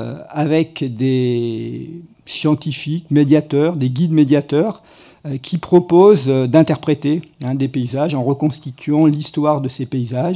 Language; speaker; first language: French; native; French